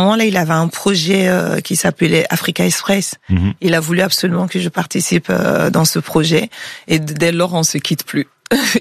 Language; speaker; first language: French; non-native, local second language; Bambara